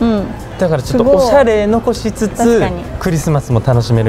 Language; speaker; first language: Japanese; native; Japanese